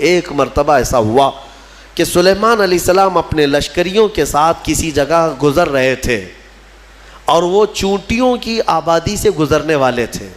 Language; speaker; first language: Urdu; native; Urdu